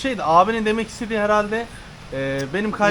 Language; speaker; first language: Turkish; native; Turkish